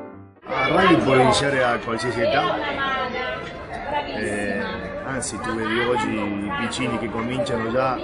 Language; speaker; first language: Italian; non-native, fluent; Spanish